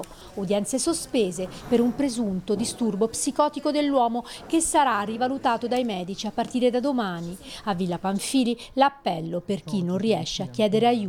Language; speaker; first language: Italian; native; Italian